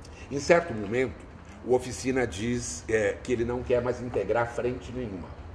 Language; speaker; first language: Portuguese; native; Portuguese